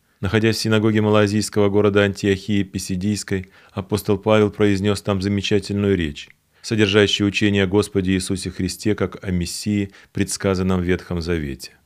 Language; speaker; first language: Russian; native; Russian